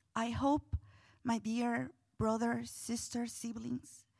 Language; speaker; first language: English; non-native, fluent; Spanish